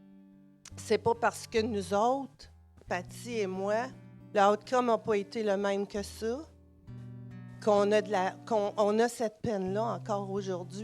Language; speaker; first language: French; native; French